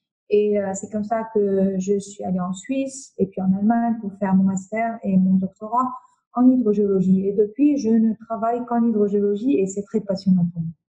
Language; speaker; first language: French; non-native, local second language; Arabic